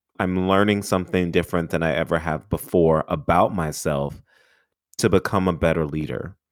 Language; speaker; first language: English; native; English